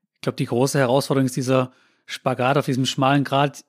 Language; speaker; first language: German; native; German